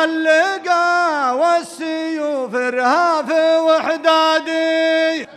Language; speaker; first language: Arabic; native; Arabic